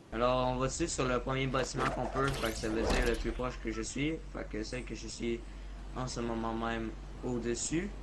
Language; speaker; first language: French; native; French